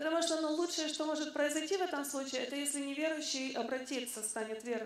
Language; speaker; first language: Russian; native; Russian